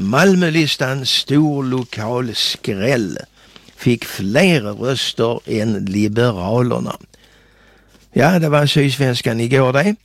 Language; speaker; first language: Swedish; native; Swedish